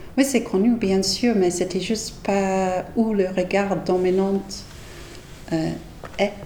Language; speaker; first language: French; non-native, fluent; English